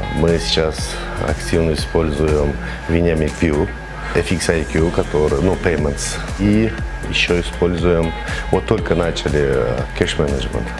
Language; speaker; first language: Russian; non-native, local second language; Uzbek